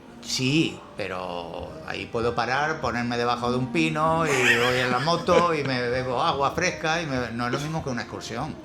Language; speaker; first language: Spanish; native; Spanish